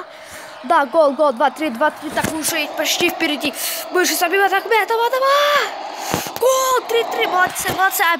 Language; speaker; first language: Russian; non-native, fluent; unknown